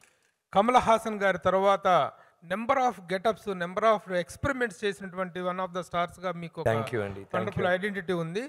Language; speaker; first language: Telugu; native; Telugu